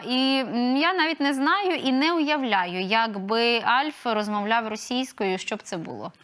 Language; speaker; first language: Ukrainian; native; Ukrainian